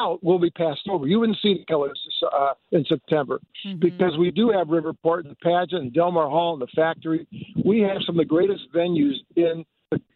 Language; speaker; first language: English; native; English